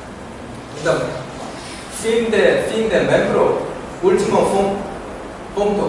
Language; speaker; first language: Portuguese; non-native, learner; Korean